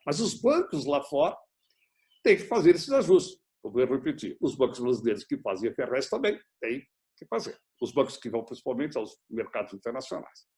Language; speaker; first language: Portuguese; native; Portuguese